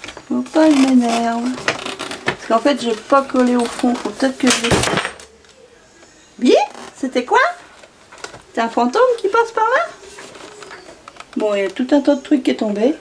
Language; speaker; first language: French; native; French